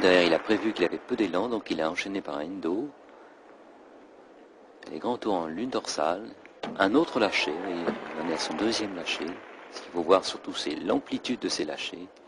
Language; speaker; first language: French; native; French